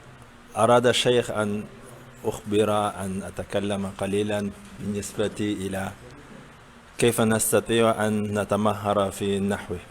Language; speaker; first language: Arabic; non-native, fluent; Malay